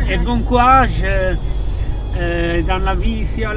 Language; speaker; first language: French; non-native, learner; Czech